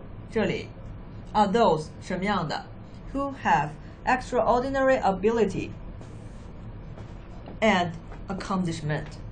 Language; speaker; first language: English; non-native, fluent; Chinese